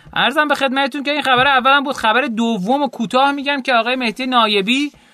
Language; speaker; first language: Persian; native; Persian